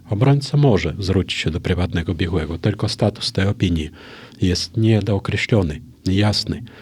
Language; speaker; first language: Polish; non-native, fluent; Russian